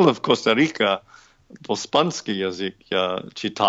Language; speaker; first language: Russian; non-native, learner; English